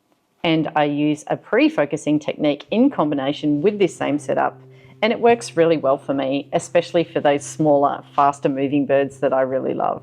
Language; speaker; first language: English; native; English